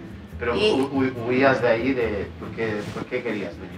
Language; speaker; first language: Spanish; non-native, local second language; Catalan